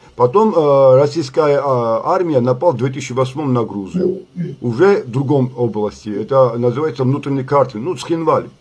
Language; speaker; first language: Russian; non-native, local second language; Georgian